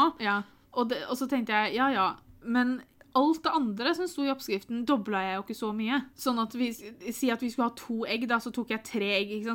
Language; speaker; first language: Norwegian; native; Norwegian